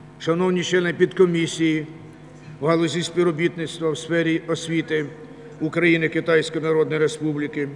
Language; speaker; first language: Ukrainian; native; Ukrainian